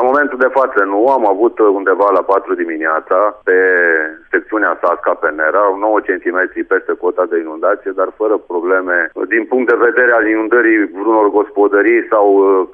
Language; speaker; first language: Romanian; native; Romanian